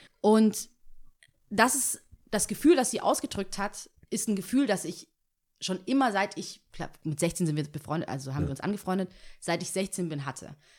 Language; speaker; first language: German; early bilingual, other home language; Tigrinya